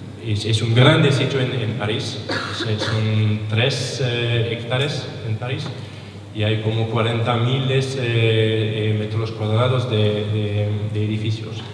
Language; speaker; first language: Spanish; non-native, learner; French